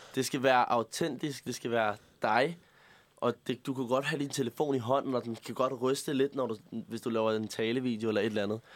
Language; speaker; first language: Danish; native; Danish